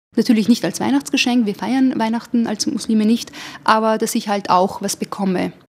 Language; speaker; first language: German; early bilingual, other home language; Turkish